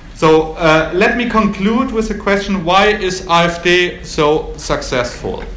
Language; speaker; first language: English; non-native, fluent; German